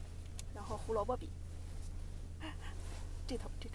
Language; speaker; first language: Chinese; native; Chinese